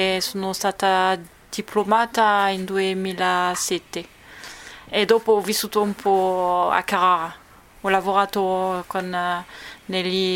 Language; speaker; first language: Italian; non-native, learner; French